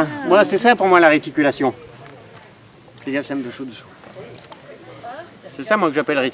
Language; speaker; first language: French; native; French